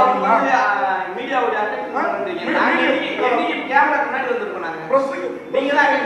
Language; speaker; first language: Tamil; native; Tamil